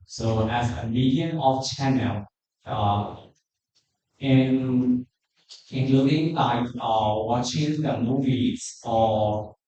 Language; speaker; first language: English; non-native, fluent; Burmese